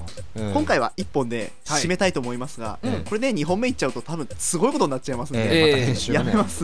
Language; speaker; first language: Japanese; native; Japanese